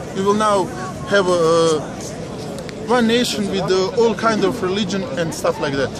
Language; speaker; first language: English; non-native, learner; Bosnian